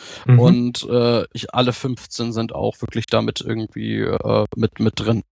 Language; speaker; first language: German; native; German